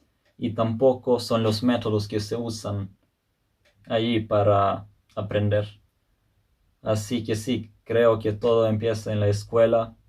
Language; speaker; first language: Spanish; non-native, fluent; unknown